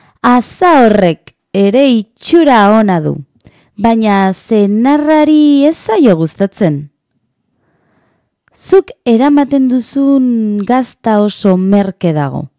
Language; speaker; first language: Basque; non-native, learner; Spanish